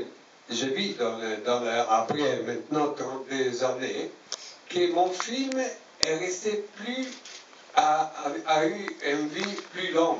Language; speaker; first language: French; non-native, learner; Italian